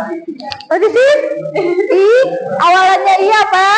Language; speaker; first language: English; non-native, learner; Indonesian